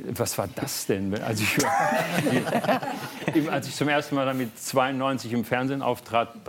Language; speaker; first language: German; native; German